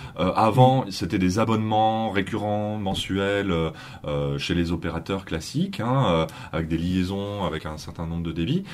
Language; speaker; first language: French; native; French